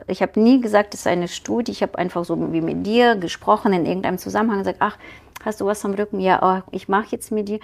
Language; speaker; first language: German; non-native, fluent; Ukrainian